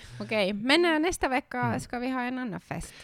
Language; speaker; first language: Swedish; non-native, learner; Finnish